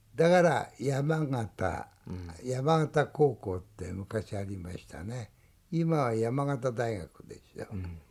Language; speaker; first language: Japanese; native; Japanese